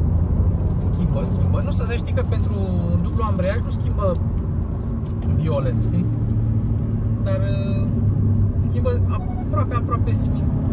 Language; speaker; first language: Romanian; native; Romanian